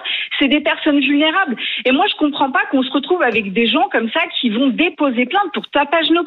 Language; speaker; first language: French; native; French